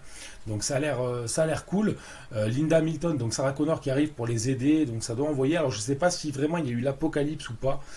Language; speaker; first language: French; native; French